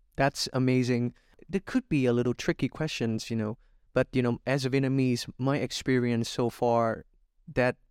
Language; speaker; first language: English; non-native, fluent; Vietnamese